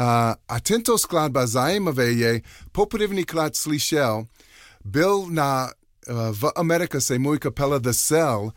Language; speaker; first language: Czech; non-native, learner; English